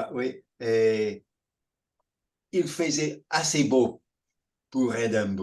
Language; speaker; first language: French; non-native, fluent; English